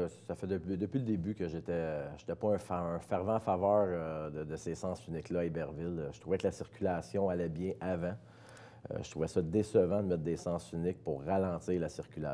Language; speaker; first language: French; native; French